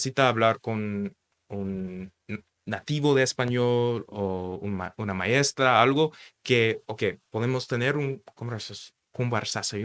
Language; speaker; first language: Spanish; non-native, fluent; English